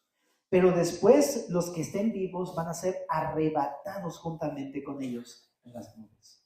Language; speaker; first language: Spanish; native; Spanish